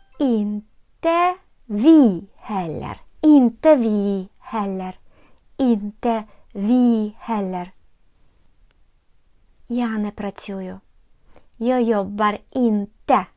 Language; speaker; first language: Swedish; non-native, fluent; Ukrainian